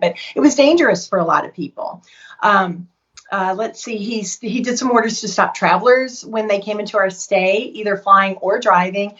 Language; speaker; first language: English; native; English